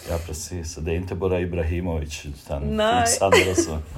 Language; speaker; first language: Swedish; non-native, fluent; Bosnian